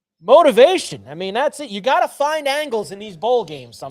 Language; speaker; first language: English; native; English